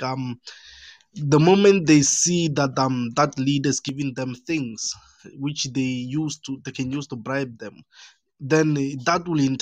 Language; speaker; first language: English; non-native, local second language; Northern Sotho